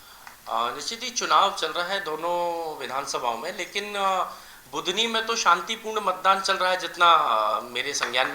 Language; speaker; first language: Hindi; native; Hindi